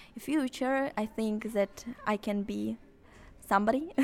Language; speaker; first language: English; non-native, learner; Ukrainian